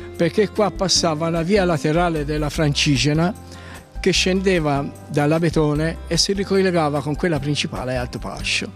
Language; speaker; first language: Italian; native; Italian